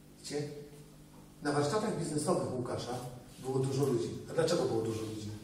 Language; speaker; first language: Polish; native; Polish